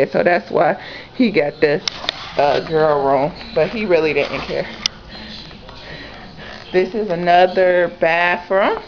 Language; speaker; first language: English; native; English